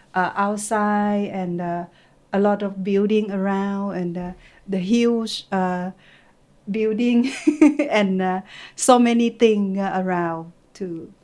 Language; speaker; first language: English; non-native, learner; Thai